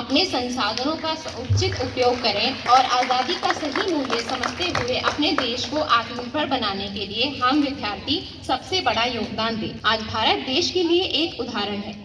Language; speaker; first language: Hindi; native; Hindi